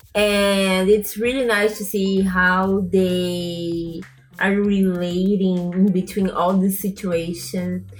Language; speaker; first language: English; non-native, learner; Portuguese